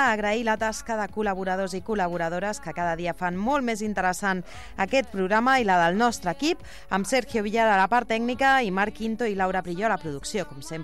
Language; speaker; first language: Catalan; native; Catalan